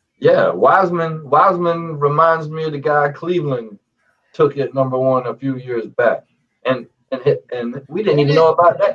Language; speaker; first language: English; native; English